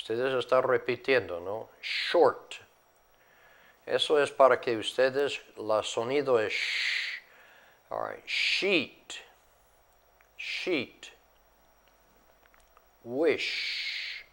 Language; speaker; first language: Spanish; non-native, fluent; English